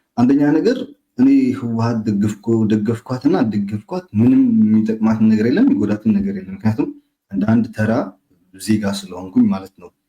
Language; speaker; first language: Amharic; non-native, local second language; Tigrinya